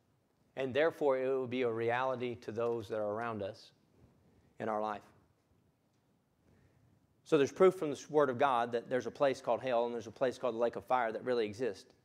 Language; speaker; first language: English; native; English